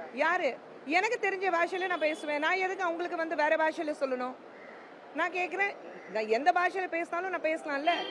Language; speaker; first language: Tamil; non-native, fluent; Hindi